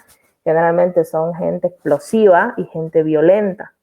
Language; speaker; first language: Spanish; native; Spanish